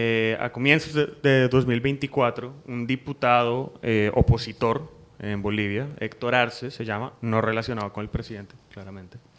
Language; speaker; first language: Spanish; native; Spanish